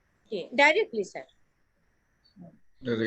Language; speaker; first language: English; non-native, learner; Assamese